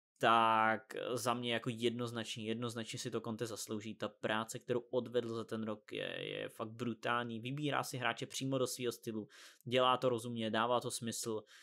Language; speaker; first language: Czech; native; Czech